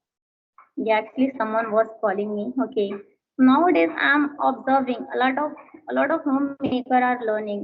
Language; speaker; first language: English; non-native, learner; Hindi